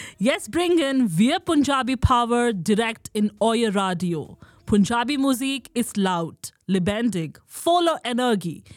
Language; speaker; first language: German; non-native, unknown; Hindi